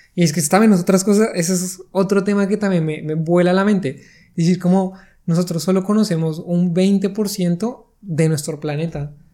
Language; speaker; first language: Spanish; native; Spanish